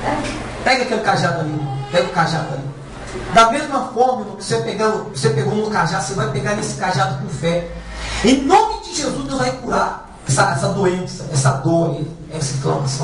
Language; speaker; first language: Portuguese; native; Portuguese